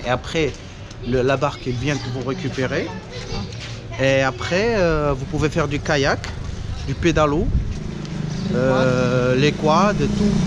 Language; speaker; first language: French; native; French